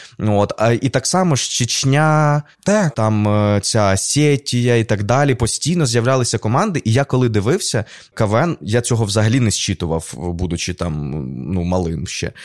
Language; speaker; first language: Ukrainian; non-native, local second language; Russian